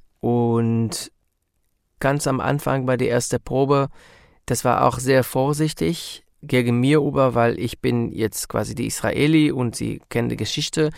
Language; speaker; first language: German; non-native, learner; Hebrew